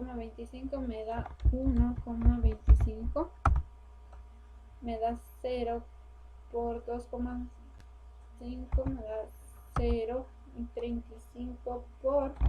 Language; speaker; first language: Spanish; native; Spanish